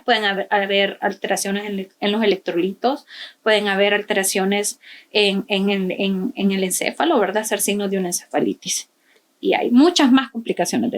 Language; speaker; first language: Spanish; native; Spanish